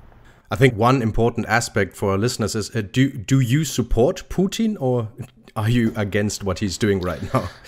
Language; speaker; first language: English; non-native, fluent; German